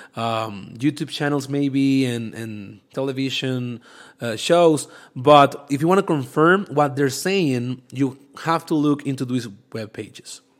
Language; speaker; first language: English; non-native, fluent; Spanish